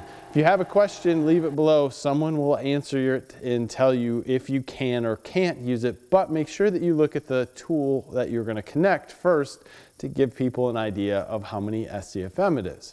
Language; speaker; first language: English; native; English